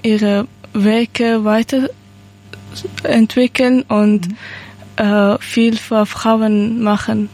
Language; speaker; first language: German; non-native, learner; Persian